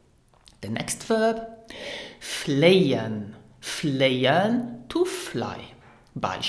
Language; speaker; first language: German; non-native, learner; English